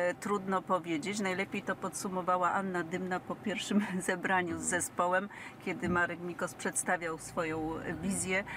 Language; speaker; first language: Polish; native; Polish